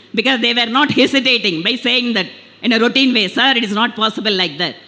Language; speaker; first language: English; non-native, local second language; Tamil